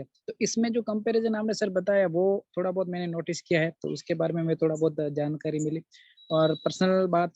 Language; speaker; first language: Hindi; native; Hindi